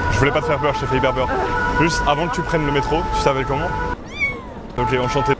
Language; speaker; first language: French; native; French